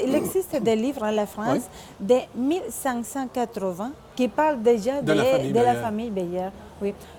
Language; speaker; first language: French; non-native, fluent; Spanish